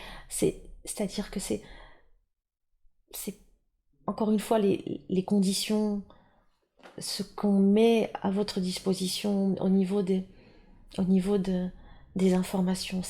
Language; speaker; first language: French; native; French